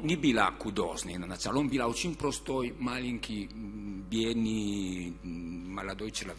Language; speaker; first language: Russian; non-native, learner; Italian